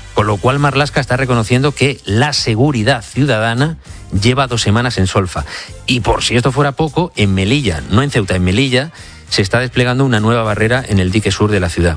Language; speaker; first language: Spanish; native; Spanish